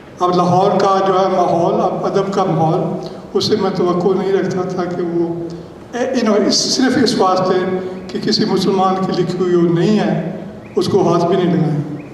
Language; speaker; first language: Urdu; non-native, local second language; Punjabi